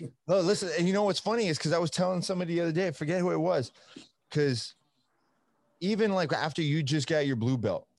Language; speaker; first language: English; non-native, fluent; Italian